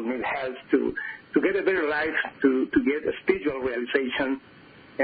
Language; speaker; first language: English; non-native, fluent; Spanish